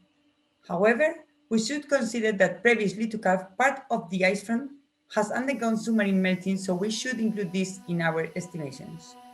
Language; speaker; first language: English; non-native, fluent; Spanish